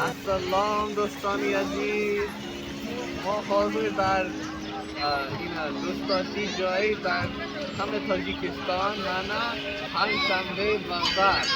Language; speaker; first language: Persian; non-native, learner; English